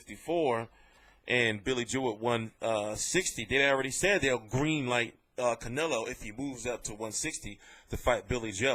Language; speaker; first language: English; native; English